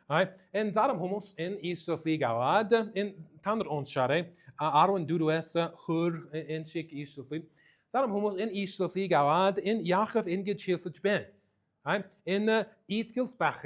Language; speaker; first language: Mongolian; non-native, learner; English